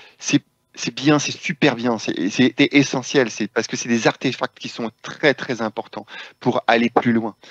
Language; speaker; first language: French; native; French